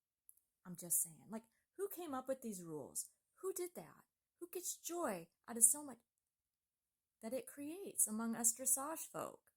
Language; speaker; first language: English; native; English